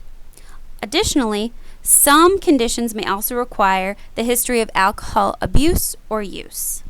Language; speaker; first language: English; native; English